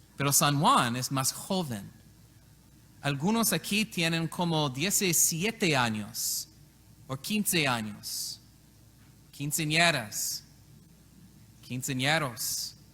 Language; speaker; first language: Spanish; non-native, learner; English